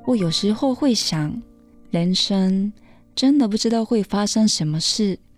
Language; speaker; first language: Chinese; non-native, fluent; Japanese